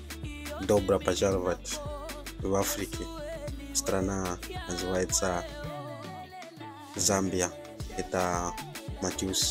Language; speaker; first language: Russian; non-native, fluent; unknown